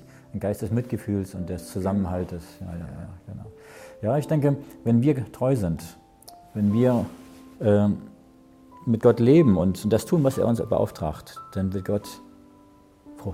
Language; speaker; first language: German; native; German